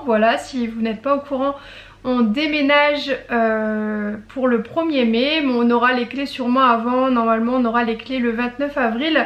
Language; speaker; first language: French; native; French